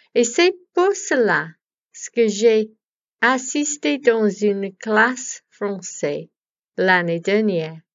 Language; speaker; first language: French; non-native, learner; English